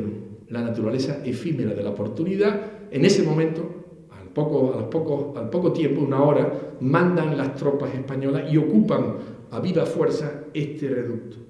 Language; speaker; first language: Spanish; native; Spanish